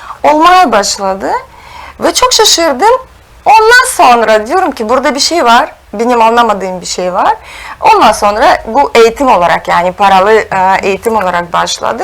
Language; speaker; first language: Turkish; non-native, fluent; Russian